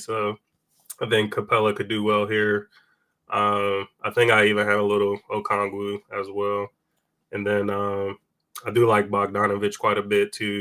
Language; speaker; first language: English; native; English